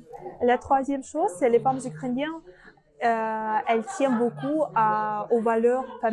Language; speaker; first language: French; non-native, fluent; Russian